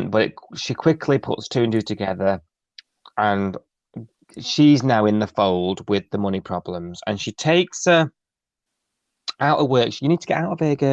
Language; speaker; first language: English; native; English